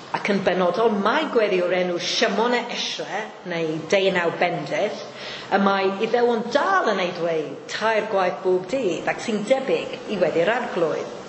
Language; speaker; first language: Welsh; non-native, fluent; Maltese